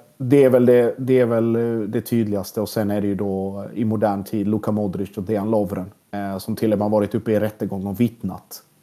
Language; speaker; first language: Swedish; early bilingual, other home language; Croatian